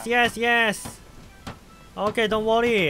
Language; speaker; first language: English; non-native, learner; Japanese